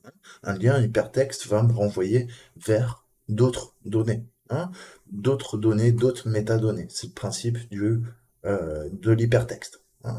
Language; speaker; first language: French; native; French